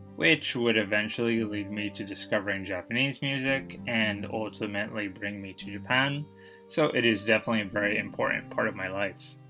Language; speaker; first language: English; native; English